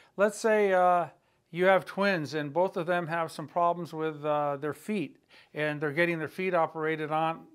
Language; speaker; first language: English; native; English